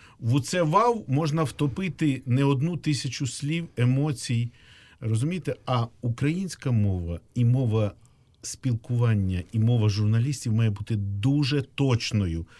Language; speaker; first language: Ukrainian; native; Ukrainian